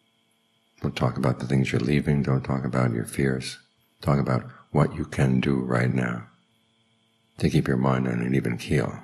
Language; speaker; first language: English; native; English